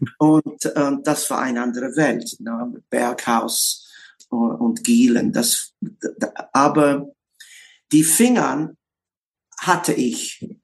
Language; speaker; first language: German; non-native, learner; English